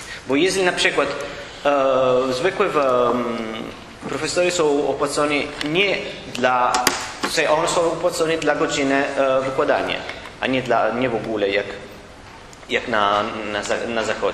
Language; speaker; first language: Polish; non-native, learner; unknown